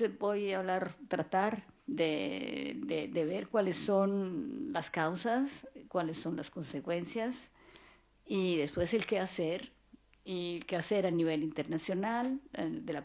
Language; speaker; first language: Spanish; non-native, fluent; Italian